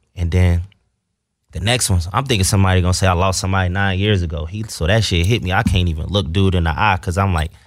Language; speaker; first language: English; native; English